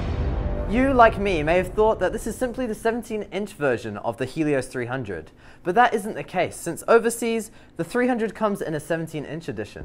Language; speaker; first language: English; native; English